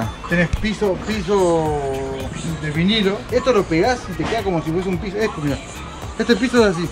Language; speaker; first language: Spanish; native; Spanish